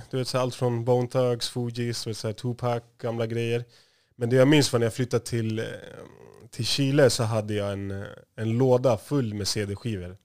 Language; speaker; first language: Swedish; native; Swedish